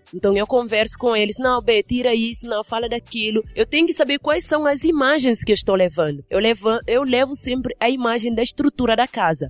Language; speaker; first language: Portuguese; non-native, fluent; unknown